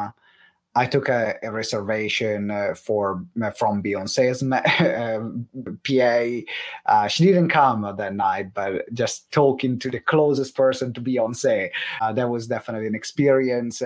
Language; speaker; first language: English; non-native, fluent; Italian